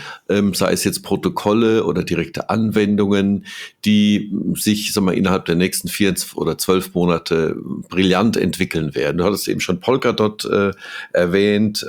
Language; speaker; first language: German; native; German